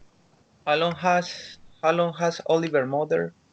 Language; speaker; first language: English; non-native, learner; Spanish